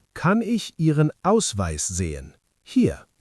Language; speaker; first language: German; non-native, learner; English